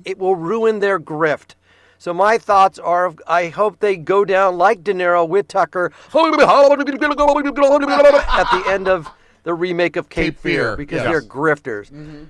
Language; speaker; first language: English; native; English